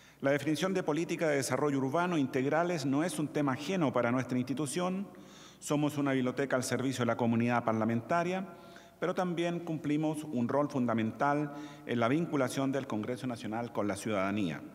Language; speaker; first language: Spanish; native; Spanish